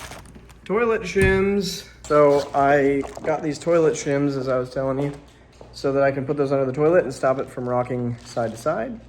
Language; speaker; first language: English; native; English